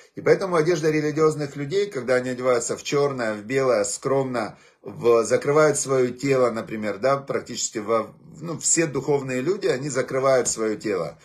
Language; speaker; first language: Russian; native; Russian